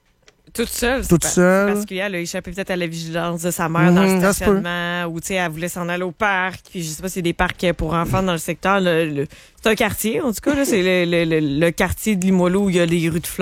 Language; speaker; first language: French; native; French